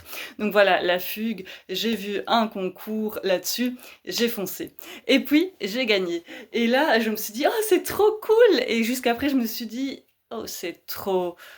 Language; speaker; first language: French; native; French